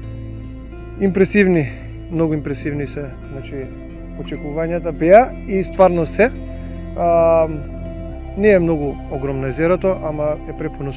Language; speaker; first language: Macedonian; native; Macedonian